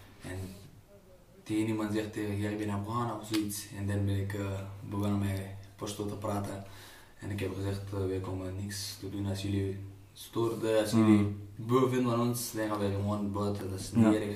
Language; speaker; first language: Dutch; non-native, learner; Pashto